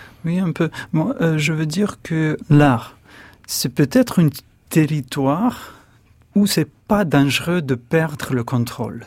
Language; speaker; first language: French; non-native, fluent; Russian